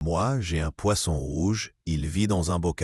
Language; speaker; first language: French; non-native, learner; Arabic